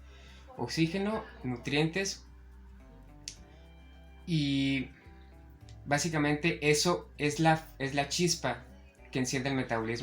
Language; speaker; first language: Spanish; native; Spanish